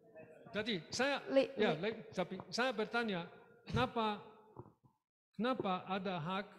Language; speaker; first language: Indonesian; non-native, learner; English